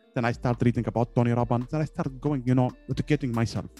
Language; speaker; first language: English; non-native, learner; Arabic